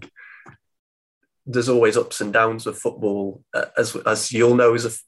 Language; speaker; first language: English; native; English